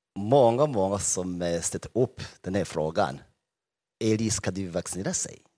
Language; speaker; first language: Swedish; non-native, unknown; Rundi